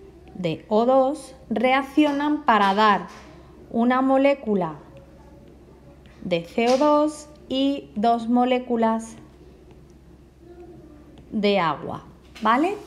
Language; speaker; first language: Spanish; native; Spanish